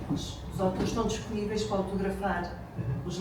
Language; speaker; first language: Portuguese; native; Portuguese